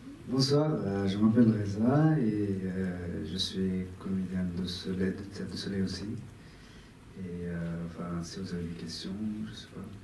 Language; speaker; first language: French; non-native, fluent; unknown